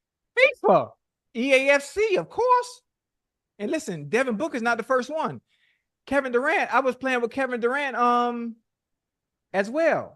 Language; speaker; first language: English; native; English